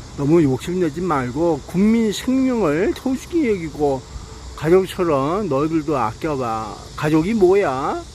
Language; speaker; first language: Korean; native; Korean